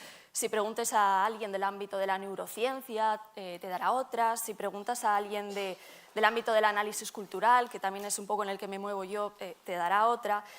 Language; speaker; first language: Spanish; native; Spanish